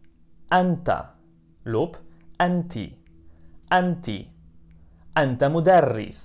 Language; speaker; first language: Arabic; non-native, fluent; Polish